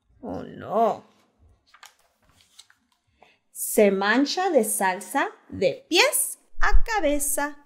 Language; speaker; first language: Spanish; early bilingual, heritage; Spanish